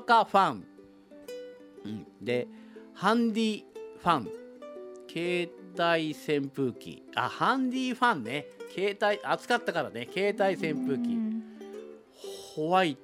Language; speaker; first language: Japanese; native; Japanese